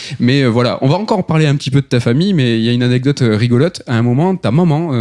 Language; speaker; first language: French; native; French